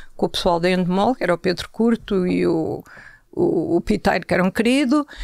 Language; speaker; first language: Portuguese; native; Portuguese